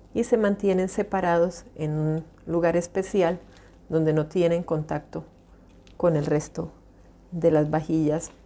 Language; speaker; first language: Spanish; native; Spanish